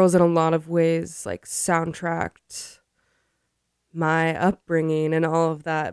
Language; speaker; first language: English; native; English